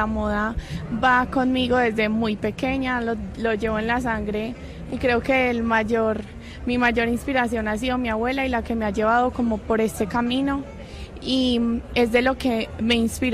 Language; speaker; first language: Spanish; native; Spanish